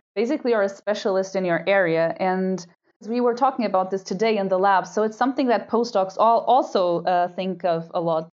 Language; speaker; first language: English; non-native, fluent; Portuguese